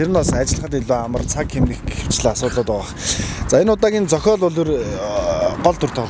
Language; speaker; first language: Mongolian; native; Mongolian